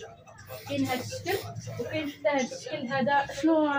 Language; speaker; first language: Arabic; native; Arabic